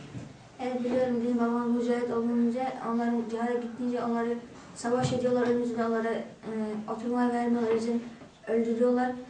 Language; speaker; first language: Turkish; non-native, learner; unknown